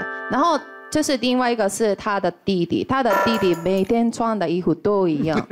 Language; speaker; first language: Chinese; non-native, fluent; Japanese